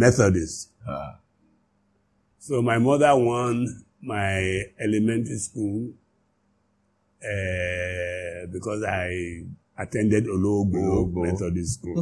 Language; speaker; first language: English; non-native, local second language; Yoruba